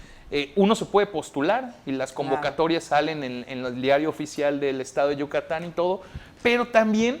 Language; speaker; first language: Spanish; native; Spanish